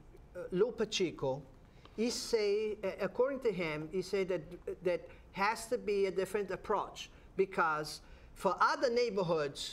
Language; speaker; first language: English; non-native, fluent; Portuguese